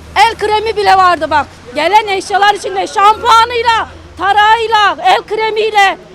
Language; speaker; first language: Turkish; native; Turkish